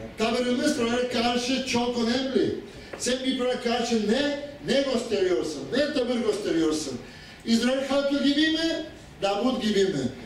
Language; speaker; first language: Turkish; non-native, fluent; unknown